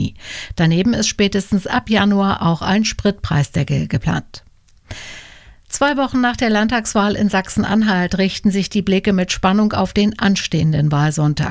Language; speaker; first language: German; native; German